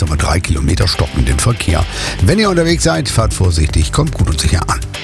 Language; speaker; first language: German; native; German